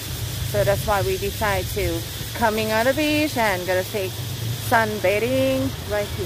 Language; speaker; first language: English; non-native, learner; Thai